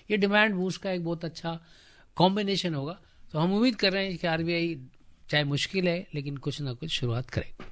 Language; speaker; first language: Hindi; native; Hindi